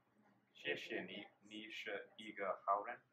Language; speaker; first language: Chinese; non-native, learner; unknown